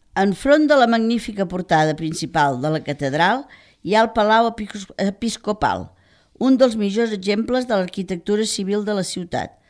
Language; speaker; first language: Catalan; native; Catalan